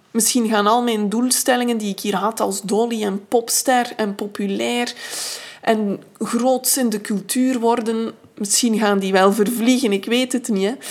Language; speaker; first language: Dutch; native; Dutch